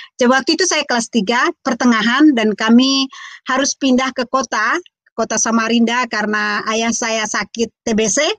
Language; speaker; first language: Indonesian; non-native, local second language; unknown